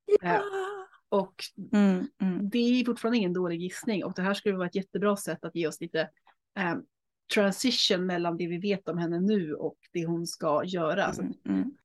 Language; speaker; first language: Swedish; native; Swedish